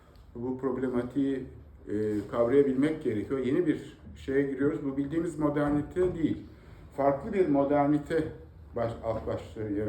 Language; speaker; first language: Turkish; native; Turkish